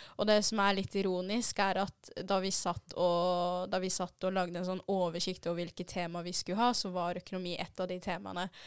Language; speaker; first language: Norwegian; early bilingual, other home language; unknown